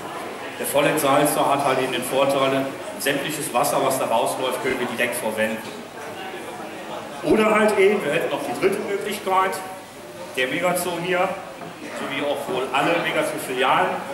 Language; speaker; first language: German; native; German